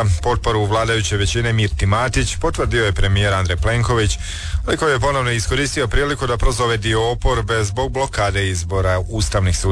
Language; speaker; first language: Serbian; native; Serbian